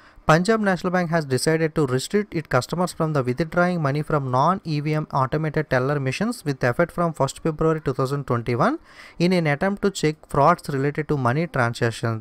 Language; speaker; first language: English; non-native, local second language; Telugu